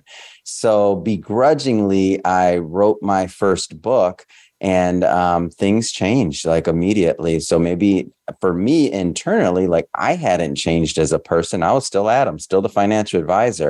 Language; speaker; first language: English; native; English